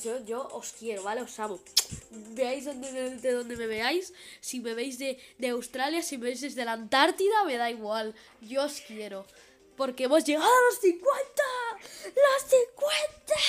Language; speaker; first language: Spanish; native; Spanish